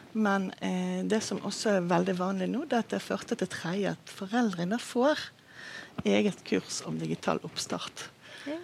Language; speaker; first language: Norwegian; non-native, fluent; Hebrew